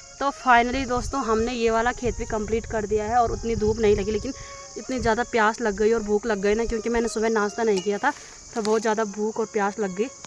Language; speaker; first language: Hindi; non-native, local second language; Garhwali